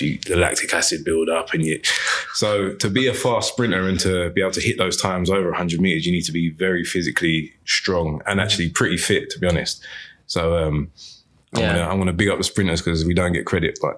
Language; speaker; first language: English; native; English